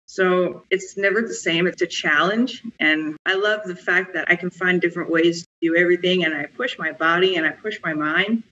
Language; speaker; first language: English; native; English